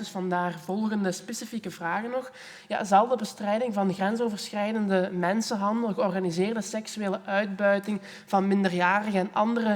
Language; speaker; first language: Dutch; native; Dutch